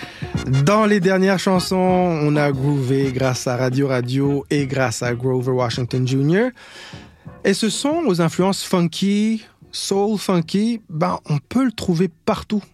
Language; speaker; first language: French; native; French